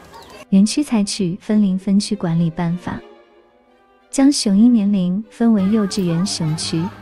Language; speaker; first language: Chinese; native; Chinese